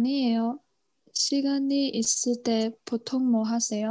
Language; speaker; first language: Korean; non-native, learner; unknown